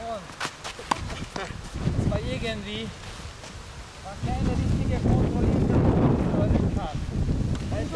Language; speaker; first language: German; non-native, learner; Hungarian